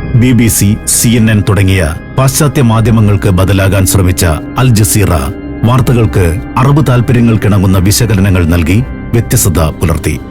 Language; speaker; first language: Malayalam; native; Malayalam